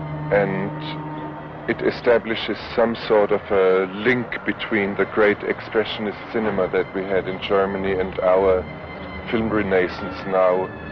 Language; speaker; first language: English; non-native, fluent; German